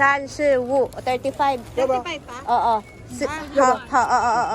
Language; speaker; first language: Chinese; non-native, learner; Filipino